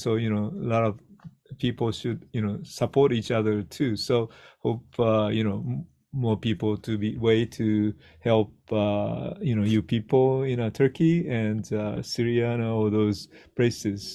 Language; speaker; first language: English; non-native, fluent; Japanese